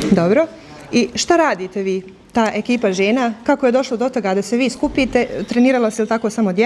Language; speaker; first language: Bosnian; native; Bosnian